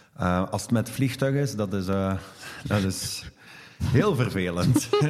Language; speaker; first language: Dutch; native; Dutch